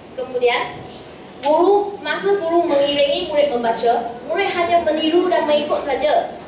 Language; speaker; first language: Malay; non-native, local second language; Chinese